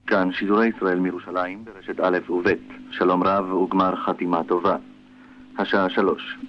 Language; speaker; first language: Hebrew; early bilingual, other home language; Polish